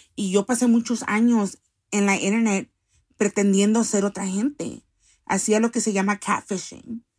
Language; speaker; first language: Spanish; early bilingual, heritage; Spanish